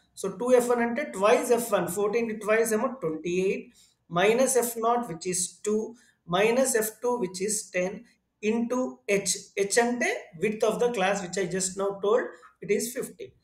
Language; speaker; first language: English; non-native, local second language; Telugu